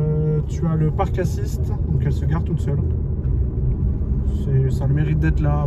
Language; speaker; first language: French; native; French